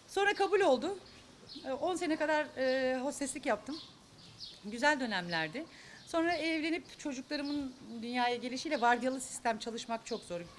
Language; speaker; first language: Turkish; native; Turkish